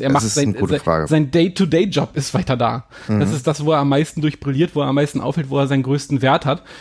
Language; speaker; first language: German; native; German